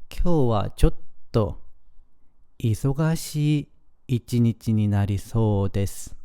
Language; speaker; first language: Japanese; non-native, fluent; Korean